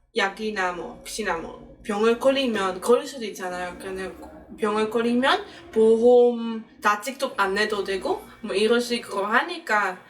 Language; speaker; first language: Korean; non-native, fluent; Dutch